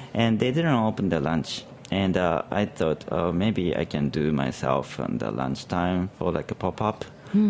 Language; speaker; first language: English; non-native, learner; Japanese